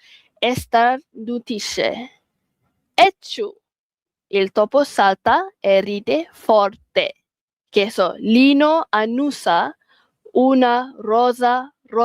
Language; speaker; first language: Italian; non-native, fluent; Malay